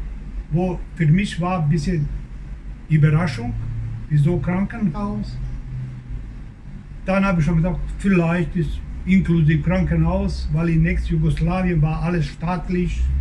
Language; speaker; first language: German; non-native, learner; Croatian